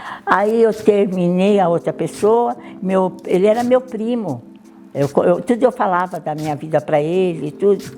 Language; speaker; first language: Portuguese; early bilingual, other home language; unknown